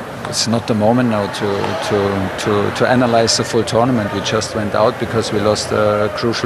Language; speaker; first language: English; non-native, fluent; German